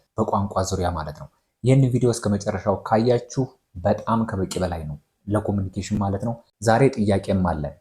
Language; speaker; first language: Amharic; non-native, local second language; Oromo